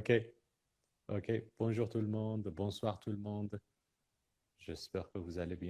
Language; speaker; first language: French; non-native, fluent; Persian